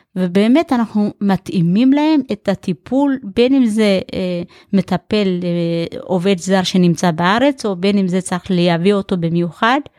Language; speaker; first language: Hebrew; early bilingual, other home language; Amharic